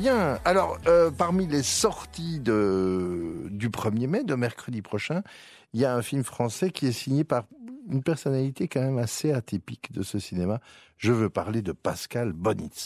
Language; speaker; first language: French; native; French